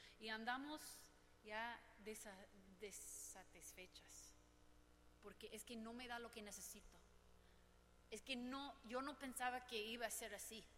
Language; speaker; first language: Spanish; non-native, fluent; English